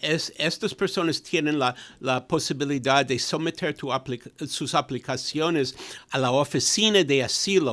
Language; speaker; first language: Spanish; non-native, fluent; English